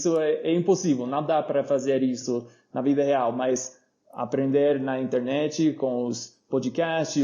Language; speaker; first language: Portuguese; non-native, fluent; English